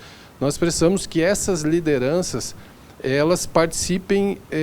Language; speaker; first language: Portuguese; native; Portuguese